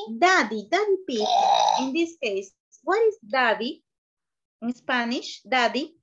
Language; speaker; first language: English; non-native, learner; Spanish